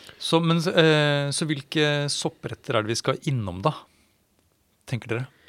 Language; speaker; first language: Norwegian; non-native, fluent; Swedish